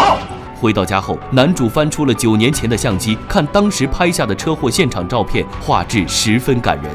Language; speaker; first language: Chinese; native; Chinese